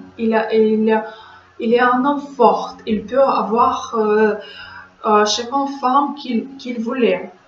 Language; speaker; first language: French; non-native, learner; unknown